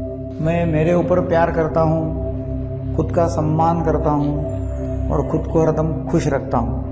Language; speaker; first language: Hindi; non-native, local second language; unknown